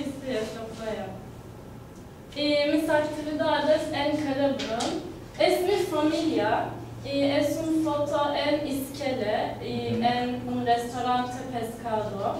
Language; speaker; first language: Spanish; non-native, learner; Turkish